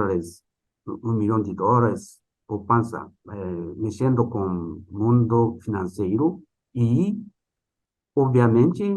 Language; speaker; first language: Portuguese; non-native, fluent; Japanese